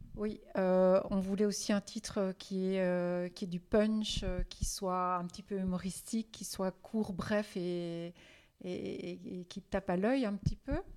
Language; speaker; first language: French; native; French